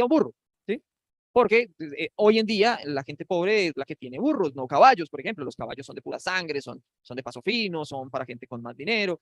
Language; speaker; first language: Spanish; native; Spanish